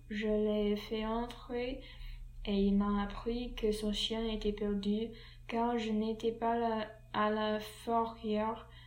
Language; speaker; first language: French; non-native, learner; English